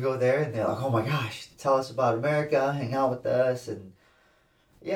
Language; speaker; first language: English; early bilingual, other home language; Assyrian Neo-Aramaic